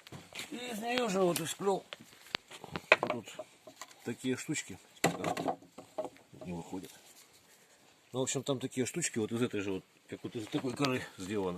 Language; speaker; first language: Russian; native; Russian